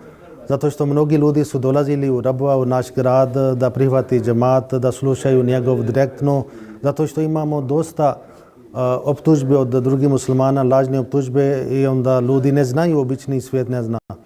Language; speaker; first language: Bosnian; non-native, learner; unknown